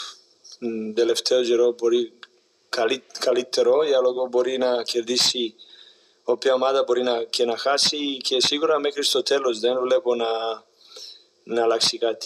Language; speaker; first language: Greek; non-native, learner; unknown